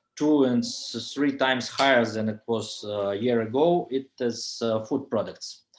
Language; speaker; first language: English; non-native, fluent; Russian